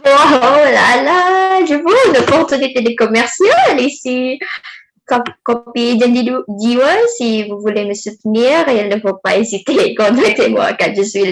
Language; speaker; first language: French; non-native, learner; Indonesian